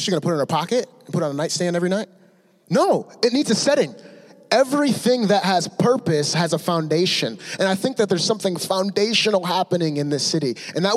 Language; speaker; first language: English; native; English